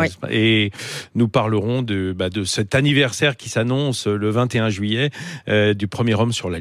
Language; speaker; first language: French; native; French